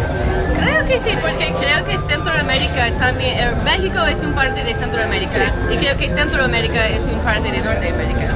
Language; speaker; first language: Spanish; non-native, learner; English